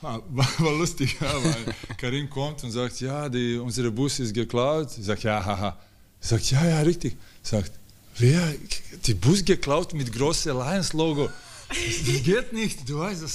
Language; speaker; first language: German; non-native, learner; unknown